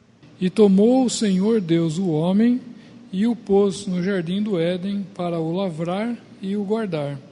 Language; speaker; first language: Portuguese; native; Portuguese